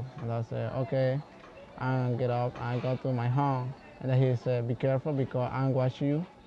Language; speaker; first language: English; non-native, learner; Spanish